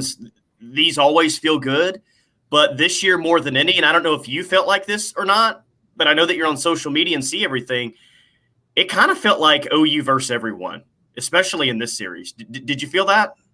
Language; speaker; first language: English; native; English